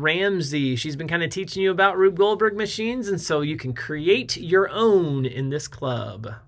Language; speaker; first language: English; native; English